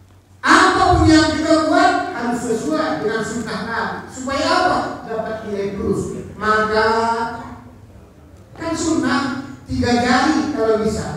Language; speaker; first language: Indonesian; native; Indonesian